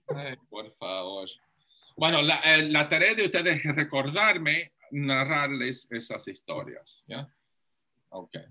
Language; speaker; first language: Spanish; non-native, fluent; English